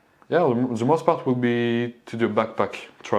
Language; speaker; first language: English; non-native, learner; French